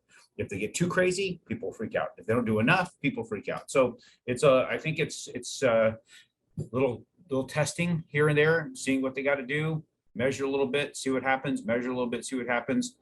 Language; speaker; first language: English; native; English